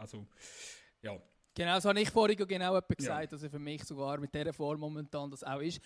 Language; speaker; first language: German; native; German